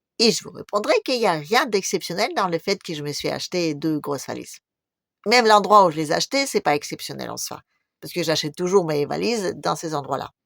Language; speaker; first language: French; non-native, fluent; Russian